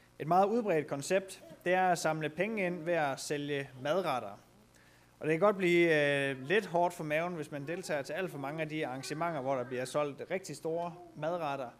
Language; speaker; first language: Danish; native; Danish